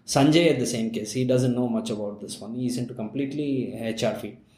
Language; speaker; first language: English; non-native, local second language; Tamil